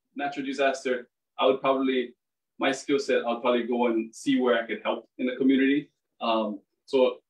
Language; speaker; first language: English; native; English